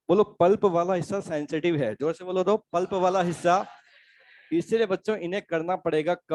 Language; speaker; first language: Hindi; native; Hindi